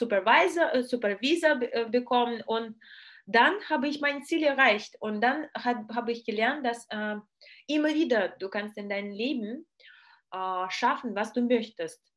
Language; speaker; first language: German; non-native, learner; Russian